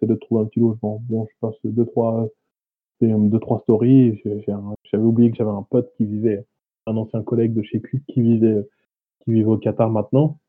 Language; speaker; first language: French; native; French